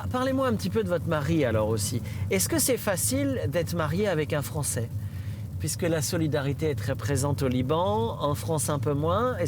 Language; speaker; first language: French; native; French